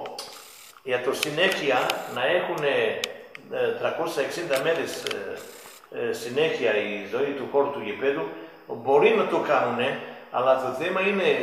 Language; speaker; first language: Greek; non-native, fluent; Serbian